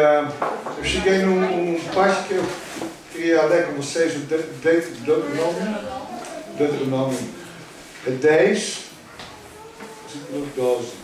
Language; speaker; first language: Portuguese; non-native, fluent; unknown